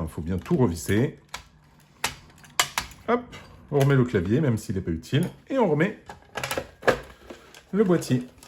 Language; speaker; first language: French; native; French